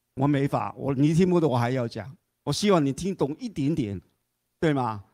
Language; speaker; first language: Chinese; non-native, fluent; Cantonese